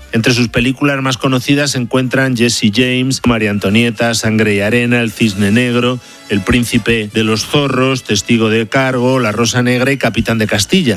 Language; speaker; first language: Spanish; native; Spanish